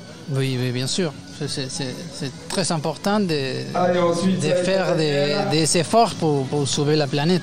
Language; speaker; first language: French; non-native, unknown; Spanish